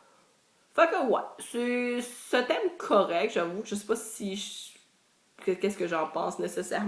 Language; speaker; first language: French; native; French